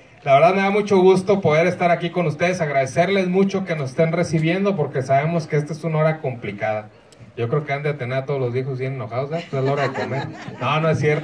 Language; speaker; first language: Spanish; native; Spanish